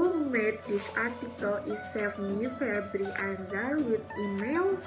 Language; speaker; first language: English; non-native, learner; Indonesian